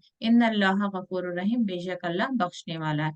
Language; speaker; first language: Hindi; native; Hindi